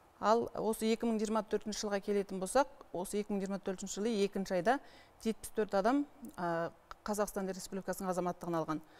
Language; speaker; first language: Kazakh; early bilingual, heritage; Kazakh